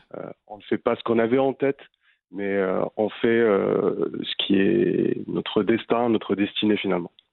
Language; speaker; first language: French; non-native, local second language; Arabic